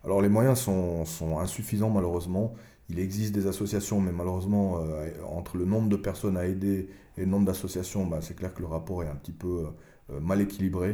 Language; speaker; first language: French; early bilingual, other home language; Albanian